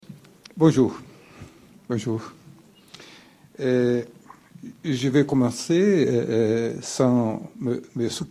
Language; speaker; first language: French; non-native, fluent; Portuguese